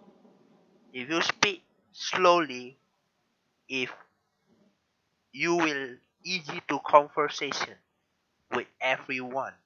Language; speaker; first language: English; non-native, learner; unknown